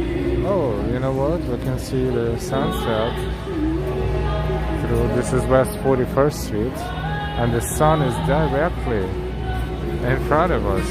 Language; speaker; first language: English; non-native, fluent; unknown